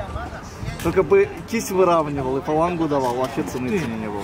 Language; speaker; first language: Russian; native; Russian